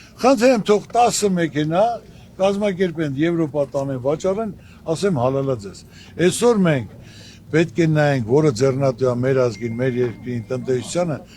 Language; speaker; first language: Armenian; native; Armenian